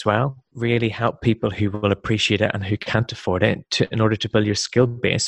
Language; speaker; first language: English; native; English